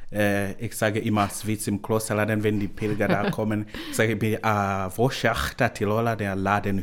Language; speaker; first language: German; non-native, learner; Swahili